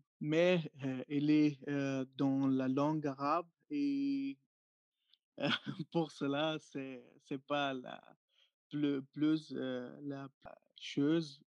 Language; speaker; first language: French; non-native, fluent; Arabic